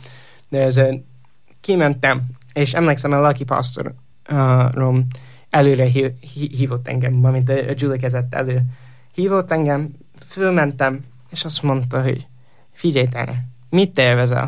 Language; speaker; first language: Hungarian; non-native, fluent; English